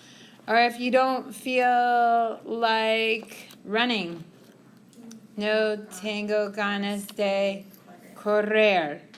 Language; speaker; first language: Spanish; non-native, fluent; English